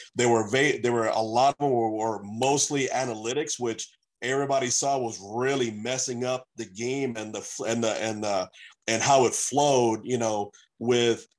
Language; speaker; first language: English; native; English